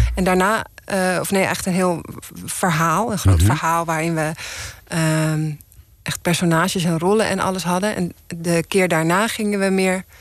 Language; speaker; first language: Dutch; native; Dutch